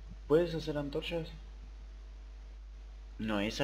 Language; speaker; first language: Spanish; native; Spanish